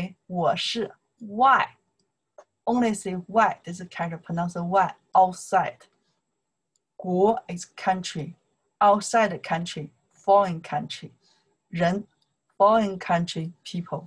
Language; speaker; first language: English; non-native, learner; Chinese